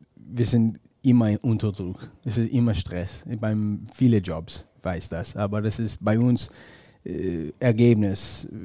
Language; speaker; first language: German; non-native, fluent; English